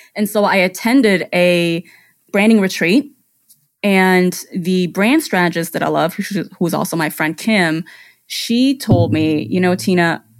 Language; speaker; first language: English; non-native, fluent; German